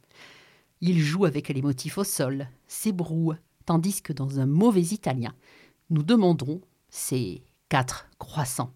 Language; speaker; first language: French; native; French